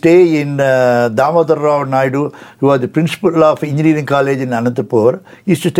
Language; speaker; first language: English; non-native, local second language; Telugu